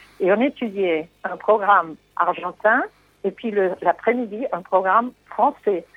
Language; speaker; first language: French; non-native, fluent; Spanish